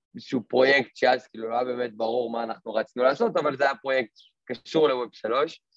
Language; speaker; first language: Hebrew; non-native, fluent; French